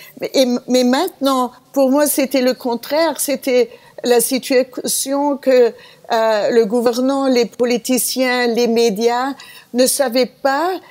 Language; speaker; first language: French; non-native, fluent; German